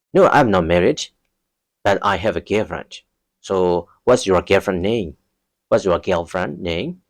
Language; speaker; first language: English; non-native, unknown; Burmese